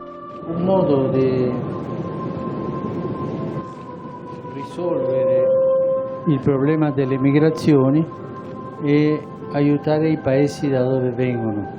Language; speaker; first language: Italian; non-native, fluent; Spanish